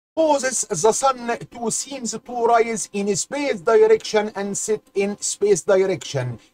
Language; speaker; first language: English; non-native, fluent; Arabic